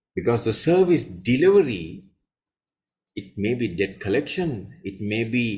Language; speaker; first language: English; non-native, local second language; Sinhala